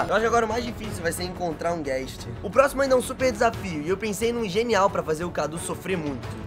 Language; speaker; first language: Portuguese; native; Portuguese